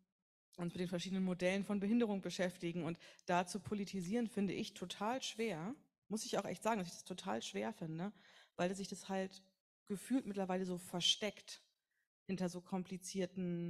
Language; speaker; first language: German; native; German